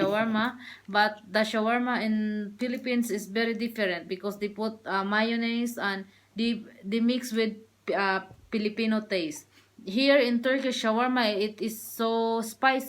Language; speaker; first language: English; non-native, learner; Filipino